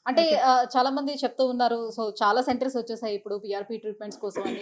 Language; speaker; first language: Telugu; native; Telugu